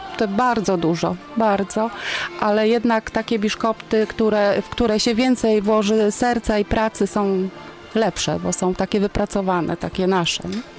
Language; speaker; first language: Polish; native; Polish